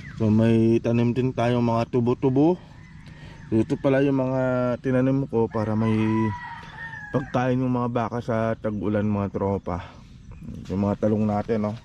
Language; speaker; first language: Filipino; non-native, local second language; Iloko